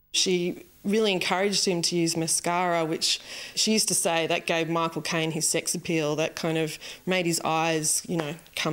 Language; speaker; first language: English; native; English